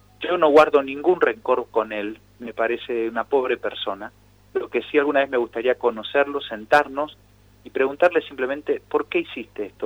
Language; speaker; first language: Spanish; native; Spanish